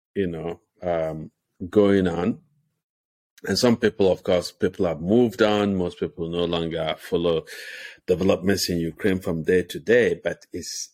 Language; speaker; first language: English; non-native, local second language; Igbo